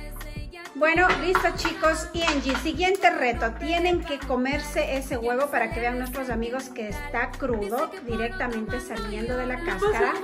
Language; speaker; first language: Spanish; native; Spanish